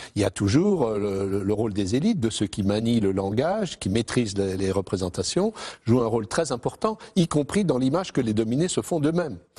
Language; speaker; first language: French; native; French